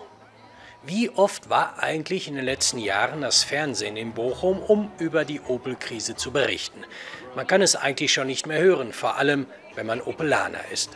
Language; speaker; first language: German; native; German